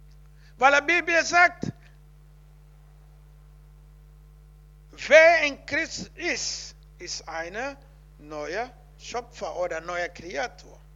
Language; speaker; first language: German; non-native, learner; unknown